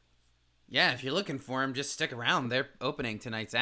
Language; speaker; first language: English; native; English